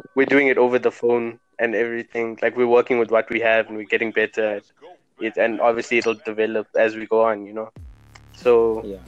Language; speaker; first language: English; native; English